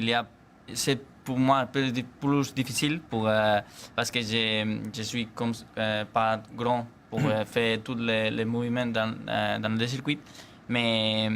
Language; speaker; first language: French; non-native, learner; Spanish